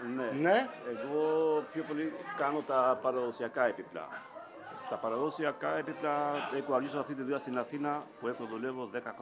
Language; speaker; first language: Greek; non-native, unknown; Albanian